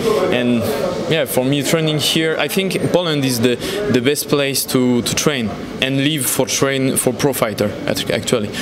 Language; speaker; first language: English; non-native, learner; French